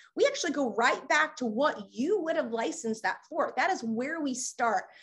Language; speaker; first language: English; native; English